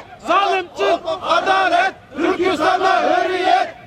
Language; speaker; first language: Turkish; non-native, fluent; Uyghur